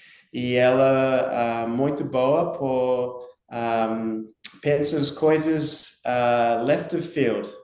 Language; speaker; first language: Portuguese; non-native, learner; English